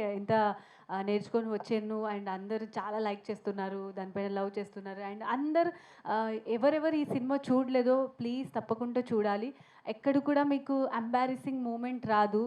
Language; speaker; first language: Telugu; non-native, learner; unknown